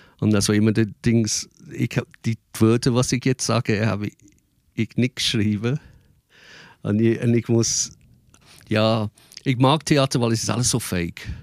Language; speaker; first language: German; non-native, fluent; English